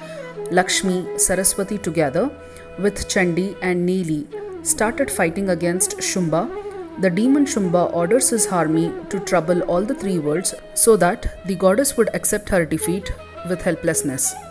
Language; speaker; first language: English; non-native, local second language; Kannada